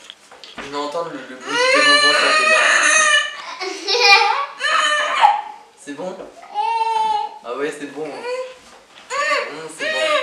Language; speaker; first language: French; native; French